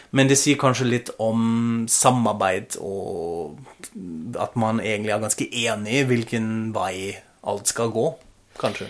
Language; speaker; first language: Norwegian; non-native, fluent; German